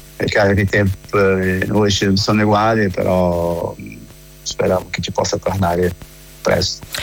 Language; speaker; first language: Italian; non-native, fluent; Portuguese